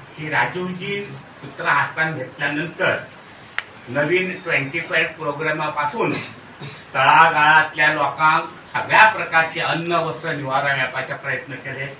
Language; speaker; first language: Marathi; non-native, local second language; Konkani